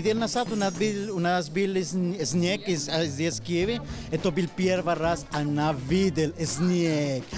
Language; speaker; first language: Ukrainian; non-native, learner; Spanish